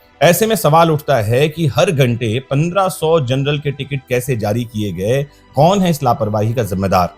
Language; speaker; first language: Hindi; native; Hindi